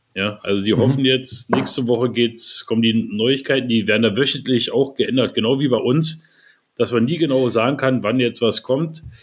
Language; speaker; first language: German; native; German